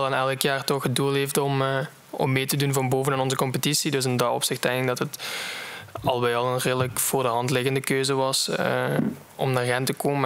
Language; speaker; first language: Dutch; native; Dutch